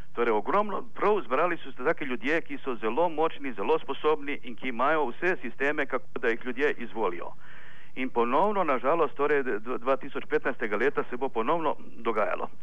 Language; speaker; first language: Slovenian; non-native, fluent; Ukrainian